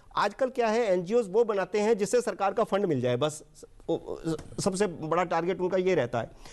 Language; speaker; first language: Hindi; native; Hindi